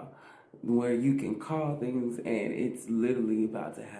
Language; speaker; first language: English; native; English